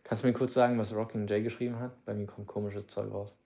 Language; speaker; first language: German; native; German